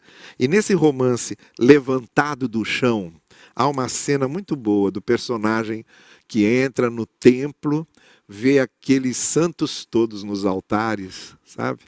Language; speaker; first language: Portuguese; native; Portuguese